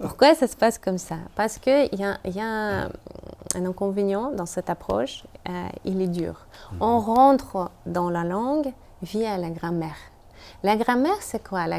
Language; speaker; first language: French; non-native, fluent; Russian